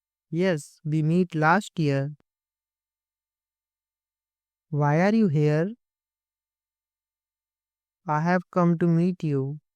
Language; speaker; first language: English; non-native, local second language; Hindi